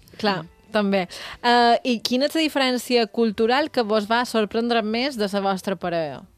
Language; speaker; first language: Catalan; native; Catalan